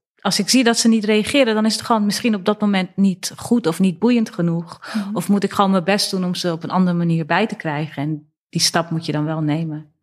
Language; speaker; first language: Dutch; early bilingual, other home language; Persian